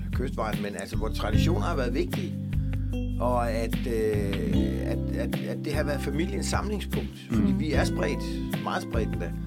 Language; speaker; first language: Danish; native; Danish